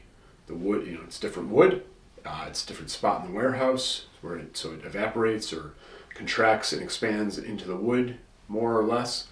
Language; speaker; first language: English; native; English